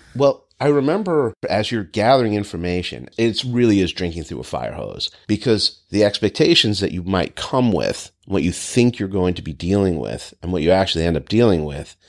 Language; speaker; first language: English; native; English